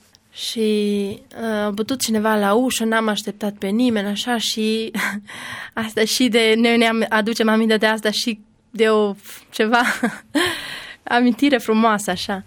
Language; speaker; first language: Romanian; non-native, learner; Albanian